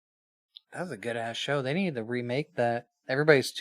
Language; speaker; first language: English; native; English